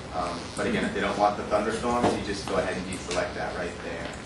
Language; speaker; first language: English; native; English